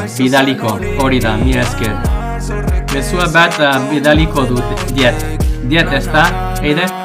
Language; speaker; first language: Basque; non-native, learner; English